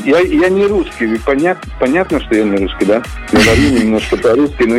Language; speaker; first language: Russian; non-native, learner; Italian